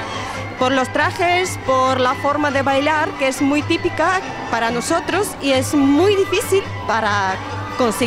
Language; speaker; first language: Spanish; non-native, fluent; Bulgarian